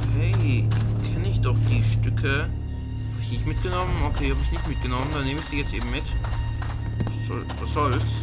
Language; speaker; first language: German; native; German